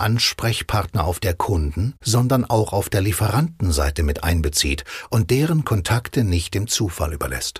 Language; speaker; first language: German; native; German